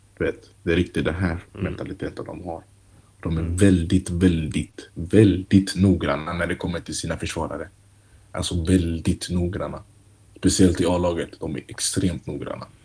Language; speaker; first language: Swedish; early bilingual, other home language; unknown